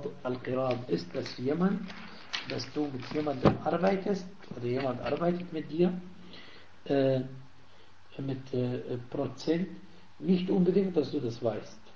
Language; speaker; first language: German; non-native, fluent; Arabic